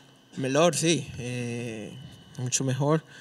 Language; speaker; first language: Portuguese; non-native, learner; Spanish